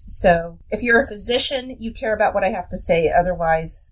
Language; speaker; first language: English; native; English